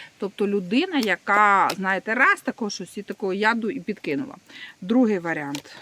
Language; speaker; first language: Ukrainian; non-native, local second language; Russian